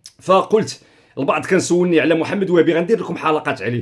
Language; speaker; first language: Arabic; native; Arabic